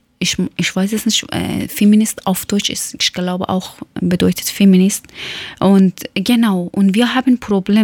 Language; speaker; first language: German; non-native, learner; Persian